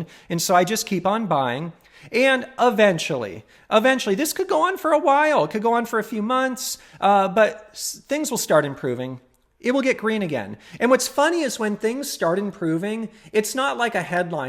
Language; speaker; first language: English; native; English